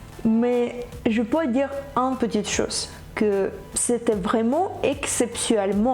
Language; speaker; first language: French; non-native, fluent; Ukrainian